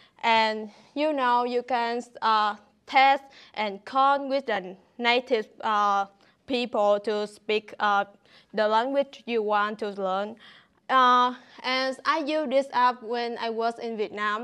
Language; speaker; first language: English; non-native, learner; Vietnamese